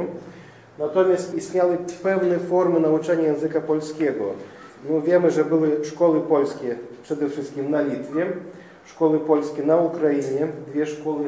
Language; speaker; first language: Polish; non-native, fluent; Russian